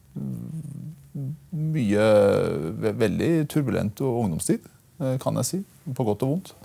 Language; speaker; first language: Norwegian; early bilingual, other home language; Persian